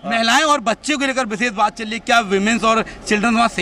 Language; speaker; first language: Hindi; native; Hindi